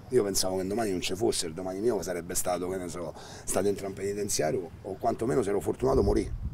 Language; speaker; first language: Italian; native; Italian